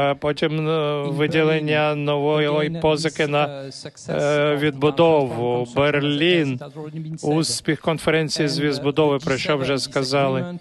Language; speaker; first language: Ukrainian; non-native, fluent; French